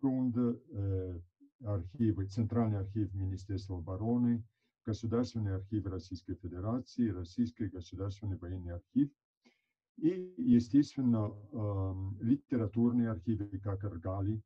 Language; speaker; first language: Russian; non-native, fluent; Italian